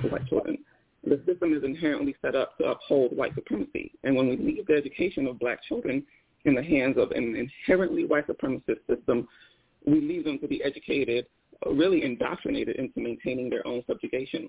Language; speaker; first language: English; non-native, local second language; Igbo